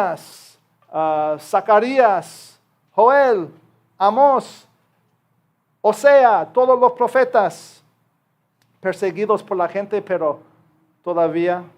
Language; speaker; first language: Spanish; non-native, fluent; English